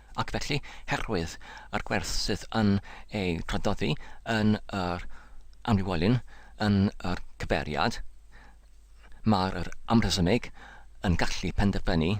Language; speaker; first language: Welsh; non-native, learner; English